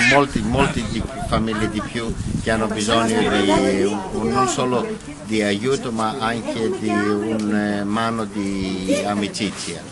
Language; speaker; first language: Italian; non-native, learner; Greek